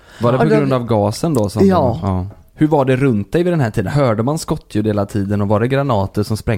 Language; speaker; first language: Swedish; native; Swedish